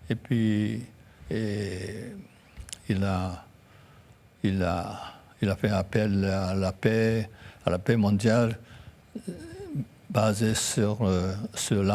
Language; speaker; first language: French; non-native, fluent; Japanese